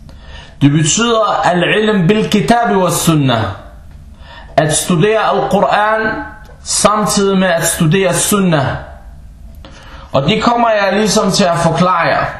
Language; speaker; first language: Danish; early bilingual, other home language; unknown